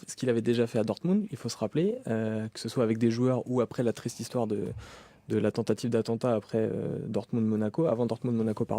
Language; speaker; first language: French; native; French